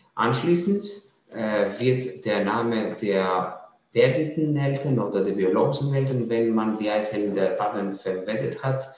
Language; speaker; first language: German; non-native, fluent; Greek